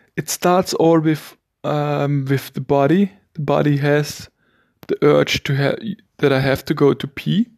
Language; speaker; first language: English; non-native, fluent; German